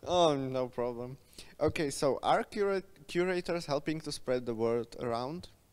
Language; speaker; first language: English; non-native, fluent; Slovak